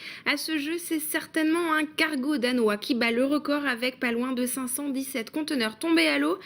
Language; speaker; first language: French; native; French